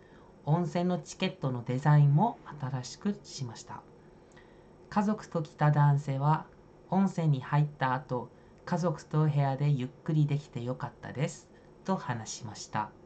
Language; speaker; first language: Japanese; non-native, fluent; Indonesian